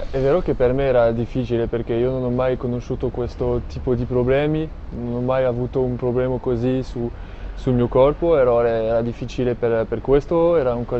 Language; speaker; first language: Italian; non-native, fluent; French